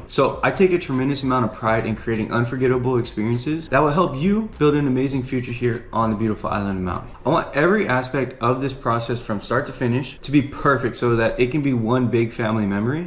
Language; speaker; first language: English; native; English